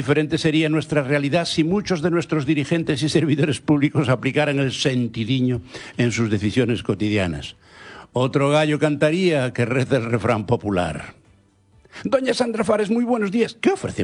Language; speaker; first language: Spanish; non-native, local second language; Galician